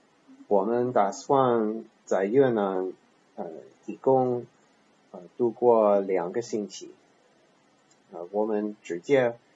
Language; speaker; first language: Chinese; non-native, learner; English